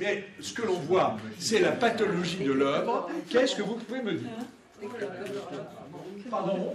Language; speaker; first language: French; native; French